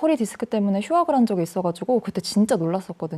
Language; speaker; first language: Korean; native; Korean